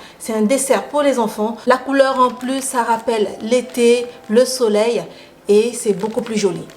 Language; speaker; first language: French; native; French